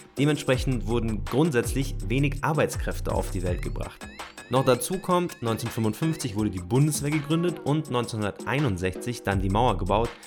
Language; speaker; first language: German; native; German